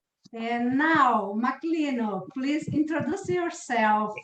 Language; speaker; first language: English; non-native, learner; Portuguese